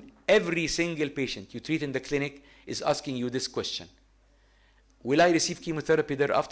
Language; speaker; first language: English; non-native, fluent; Arabic